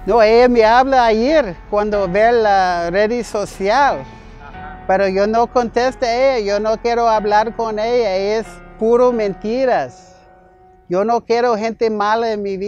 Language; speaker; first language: Spanish; non-native, learner; English